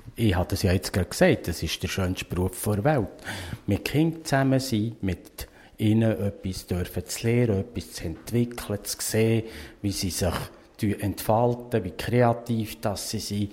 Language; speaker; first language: German; native; German